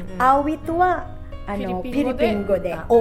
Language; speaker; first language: Japanese; non-native, learner; Filipino